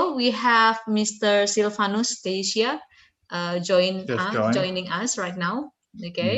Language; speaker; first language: English; non-native, fluent; Indonesian